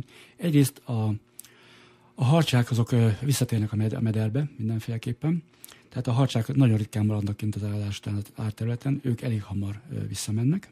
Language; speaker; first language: Hungarian; native; Hungarian